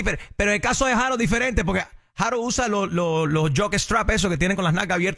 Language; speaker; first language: Spanish; native; Spanish